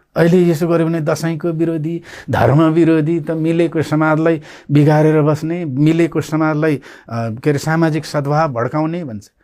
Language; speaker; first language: Nepali; non-native, local second language; Limbu